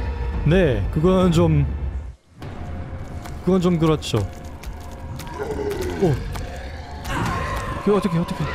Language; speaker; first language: Korean; non-native, learner; German